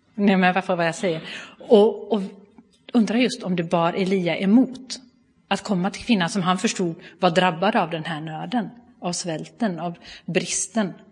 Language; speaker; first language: Swedish; native; Swedish